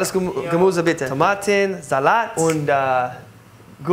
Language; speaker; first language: German; non-native, learner; English